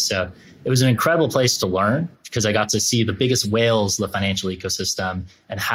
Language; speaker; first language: English; native; English